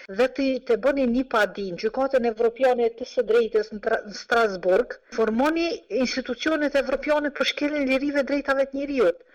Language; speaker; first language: Albanian; native; Albanian